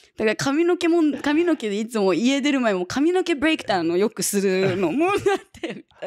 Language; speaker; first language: Japanese; early bilingual, other home language; English